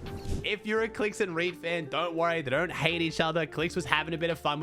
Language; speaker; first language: English; native; English